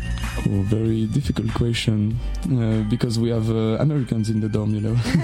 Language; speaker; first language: English; non-native, learner; French